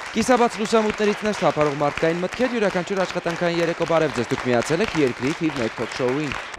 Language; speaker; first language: Armenian; native; Armenian